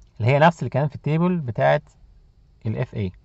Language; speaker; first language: Arabic; native; Arabic